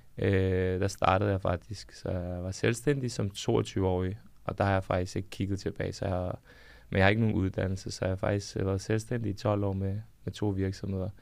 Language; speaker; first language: Danish; early bilingual, other home language; Serbian